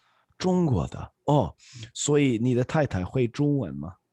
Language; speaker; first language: Chinese; non-native, fluent; Swedish